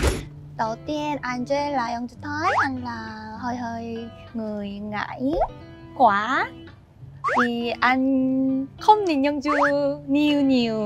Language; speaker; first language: Vietnamese; non-native, learner; Korean